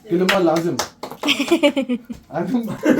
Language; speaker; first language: Turkish; non-native, learner; Urdu